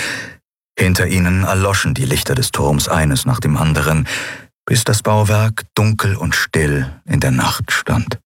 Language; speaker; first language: German; native; German